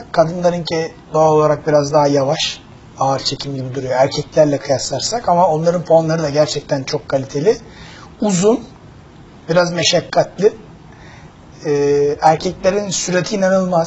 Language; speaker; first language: Turkish; native; Turkish